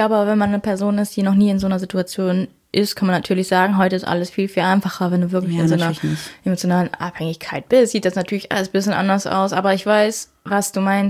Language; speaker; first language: German; native; German